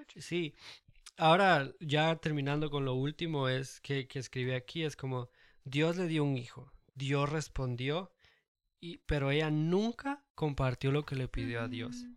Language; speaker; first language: Spanish; early bilingual, heritage; Spanish